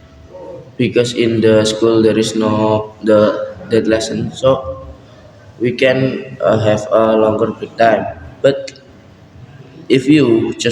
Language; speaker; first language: English; non-native, learner; Indonesian